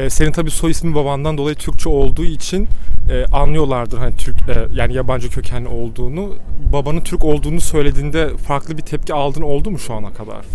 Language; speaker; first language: Turkish; native; Turkish